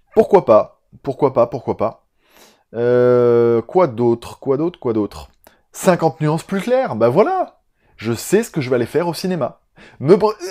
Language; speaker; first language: French; native; French